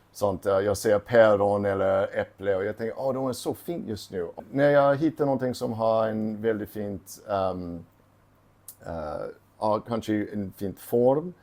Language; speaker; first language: Swedish; non-native, fluent; English